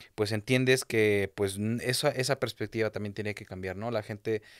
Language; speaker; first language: Spanish; native; Spanish